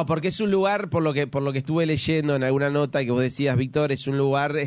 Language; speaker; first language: Spanish; native; Spanish